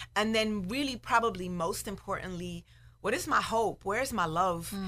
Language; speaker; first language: English; native; English